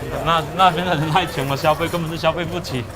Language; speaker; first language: Chinese; native; Chinese